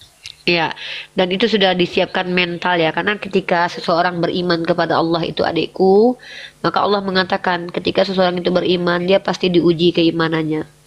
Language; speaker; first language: Indonesian; native; Indonesian